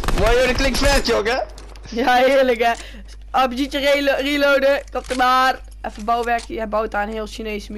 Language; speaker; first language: Dutch; native; Dutch